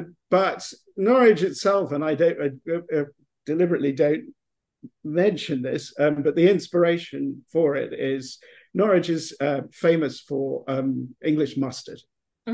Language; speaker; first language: English; native; English